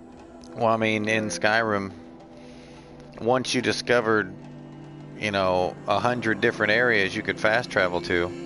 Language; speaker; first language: English; native; English